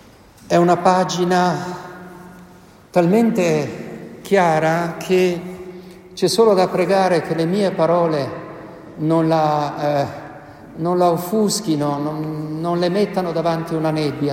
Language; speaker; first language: Italian; native; Italian